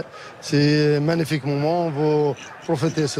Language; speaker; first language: French; non-native, learner; Spanish